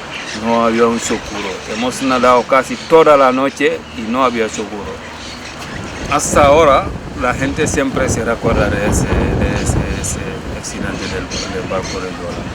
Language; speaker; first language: Spanish; non-native, learner; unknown